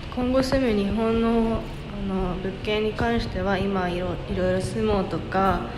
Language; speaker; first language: Japanese; early bilingual, heritage; Japanese